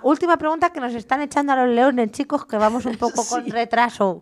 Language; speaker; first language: Spanish; native; Spanish